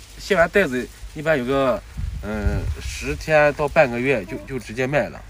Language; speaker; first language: Chinese; native; Chinese